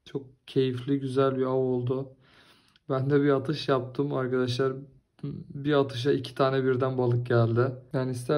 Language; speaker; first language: Turkish; native; Turkish